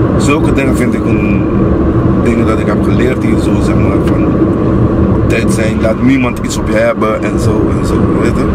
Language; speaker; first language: Dutch; non-native, local second language; Papiamento